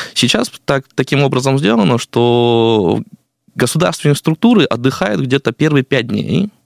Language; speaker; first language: Russian; non-native, fluent; Chinese